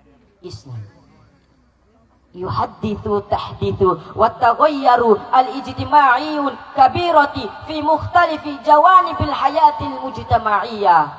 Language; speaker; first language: Arabic; non-native, learner; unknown